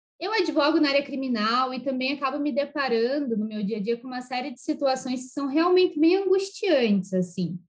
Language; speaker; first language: Portuguese; native; Portuguese